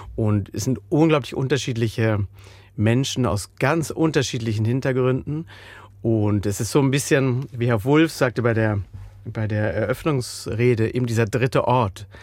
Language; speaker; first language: German; native; German